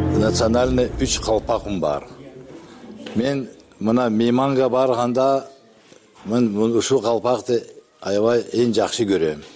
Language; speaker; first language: Kyrgyz; non-native, local second language; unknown